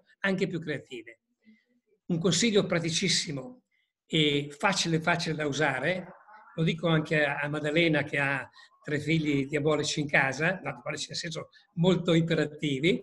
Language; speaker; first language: Italian; native; Italian